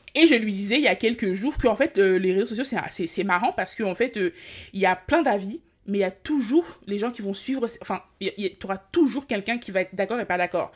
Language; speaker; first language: French; early bilingual, other home language; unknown